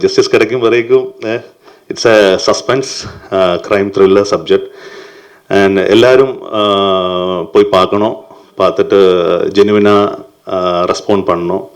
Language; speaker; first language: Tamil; non-native, learner; Malayalam